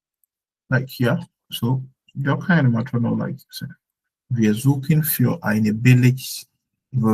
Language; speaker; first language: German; non-native, fluent; Akan